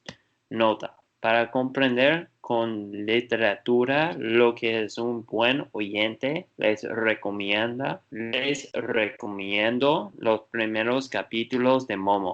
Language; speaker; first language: Spanish; non-native, learner; Portuguese